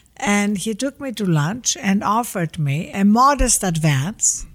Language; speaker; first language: English; non-native, fluent; Greek